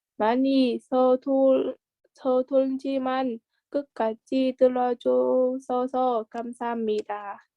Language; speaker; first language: Korean; non-native, learner; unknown